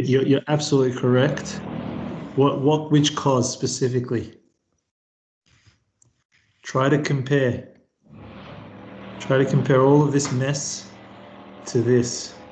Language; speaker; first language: English; native; English